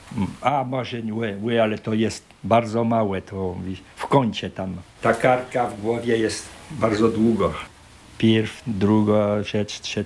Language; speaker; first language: Polish; early bilingual, heritage; French